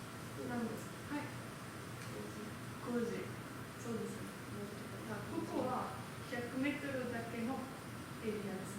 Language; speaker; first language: Japanese; non-native, learner; French